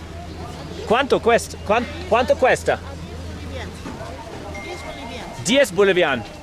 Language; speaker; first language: Spanish; non-native, learner; English